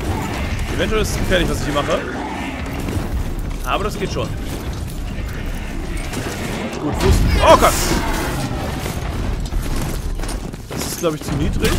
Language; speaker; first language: German; native; German